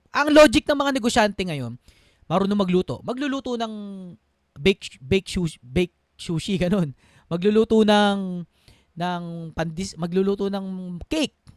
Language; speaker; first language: Filipino; native; Filipino